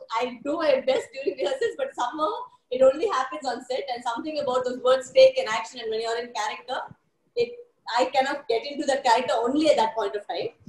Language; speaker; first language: English; non-native, local second language; Tamil